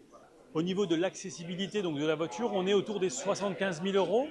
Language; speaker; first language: French; native; French